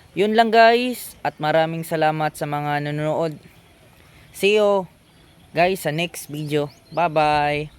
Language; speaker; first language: Filipino; non-native, local second language; Cebuano